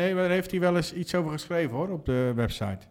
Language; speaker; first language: Dutch; native; Dutch